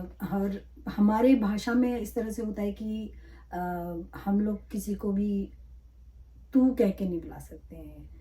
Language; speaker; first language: Hindi; non-native, local second language; Malayalam